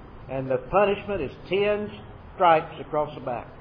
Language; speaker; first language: English; native; English